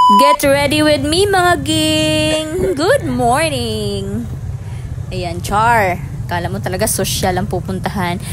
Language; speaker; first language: Filipino; non-native, local second language; Cebuano